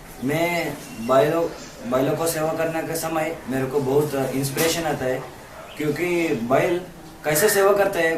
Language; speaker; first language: Hindi; non-native, local second language; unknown